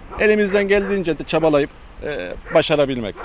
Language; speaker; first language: Turkish; native; Turkish